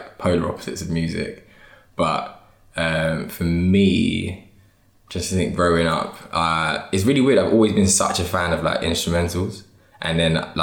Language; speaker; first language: English; native; English